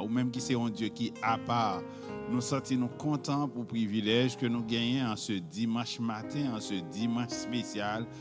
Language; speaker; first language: French; non-native, local second language; Haitian Creole